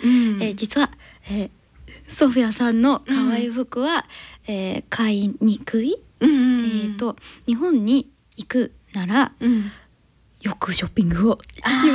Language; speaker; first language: Japanese; non-native, learner; English